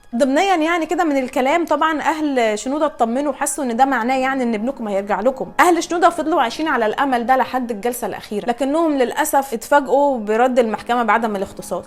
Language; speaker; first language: Egyptian Arabic; native; Egyptian Arabic